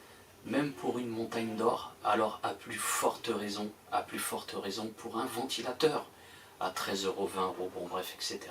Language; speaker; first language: French; native; French